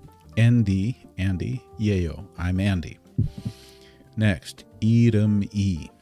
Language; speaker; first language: Korean; non-native, learner; English